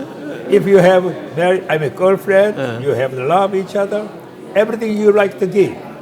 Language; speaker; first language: English; non-native, learner; Korean